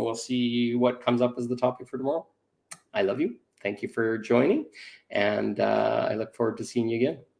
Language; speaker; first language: English; native; English